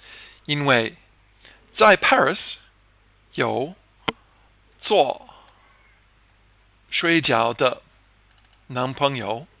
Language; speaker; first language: Chinese; non-native, fluent; English